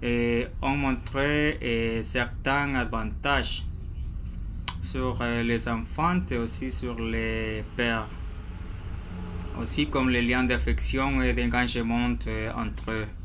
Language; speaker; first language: French; non-native, learner; Spanish